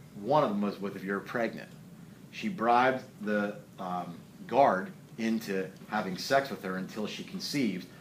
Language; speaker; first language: English; native; English